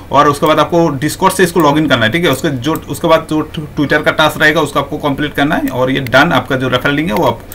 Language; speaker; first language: Hindi; native; Hindi